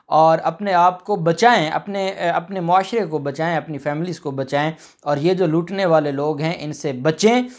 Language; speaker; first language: Urdu; non-native, local second language; Punjabi